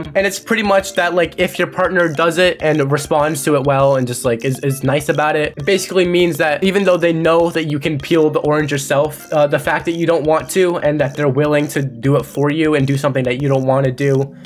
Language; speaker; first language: English; native; English